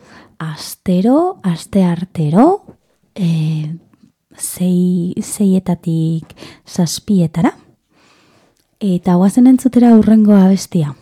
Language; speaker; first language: Basque; non-native, learner; Spanish